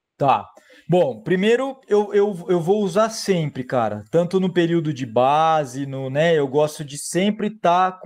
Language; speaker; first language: Portuguese; native; Portuguese